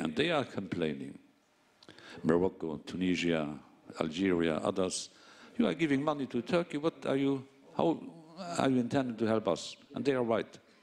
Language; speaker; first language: English; non-native, fluent; Luxembourgish